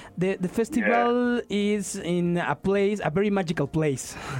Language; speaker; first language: English; non-native, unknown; Spanish